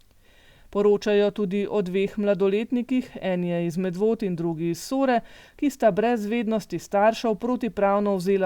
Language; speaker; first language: Slovenian; native; Slovenian